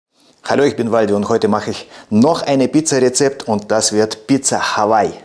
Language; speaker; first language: German; non-native, fluent; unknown